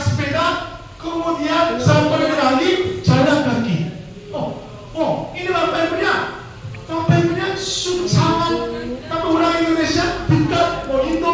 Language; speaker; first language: Indonesian; non-native, learner; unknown